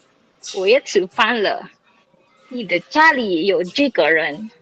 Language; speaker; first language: Chinese; non-native, learner; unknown